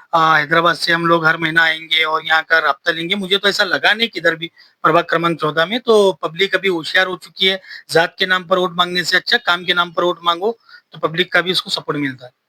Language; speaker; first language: Hindi; native; Hindi